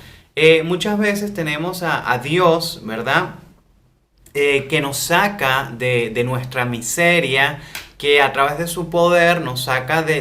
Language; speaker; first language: Spanish; native; Spanish